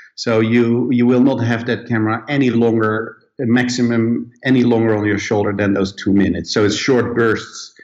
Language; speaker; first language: English; non-native, fluent; Dutch